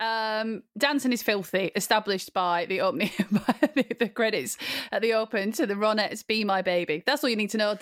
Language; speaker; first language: English; native; English